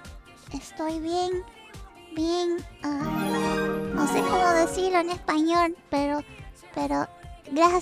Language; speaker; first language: Spanish; early bilingual, heritage; English